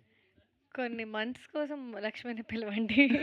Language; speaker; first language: Telugu; non-native, fluent; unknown